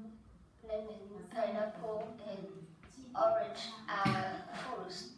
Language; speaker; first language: English; non-native, learner; Vietnamese